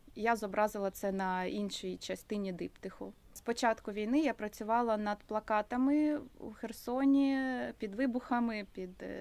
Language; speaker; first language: Ukrainian; native; Ukrainian